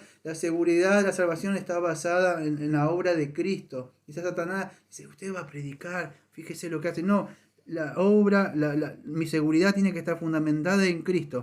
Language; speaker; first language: Spanish; native; Spanish